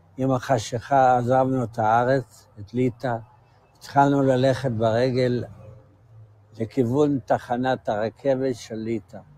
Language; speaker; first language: Hebrew; early bilingual, other home language; Yiddish